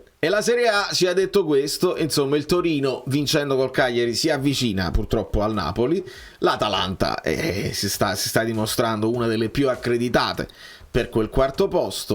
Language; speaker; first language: Italian; native; Italian